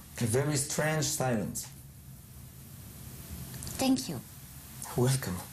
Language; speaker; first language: English; non-native, learner; French